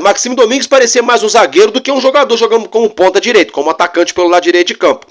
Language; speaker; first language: Portuguese; native; Portuguese